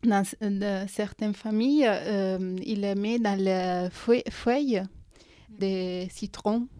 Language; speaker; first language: French; non-native, fluent; Italian